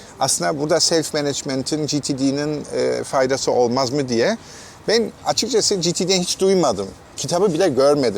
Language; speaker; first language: Turkish; non-native, fluent; German